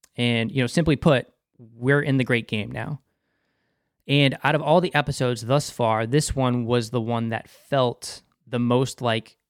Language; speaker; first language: English; native; English